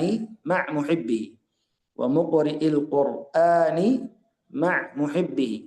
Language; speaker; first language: Arabic; native; Arabic